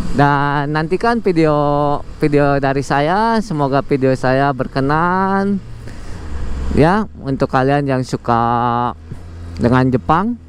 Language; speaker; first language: Indonesian; native; Indonesian